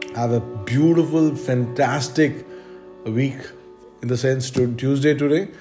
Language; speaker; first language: English; non-native, local second language; Malayalam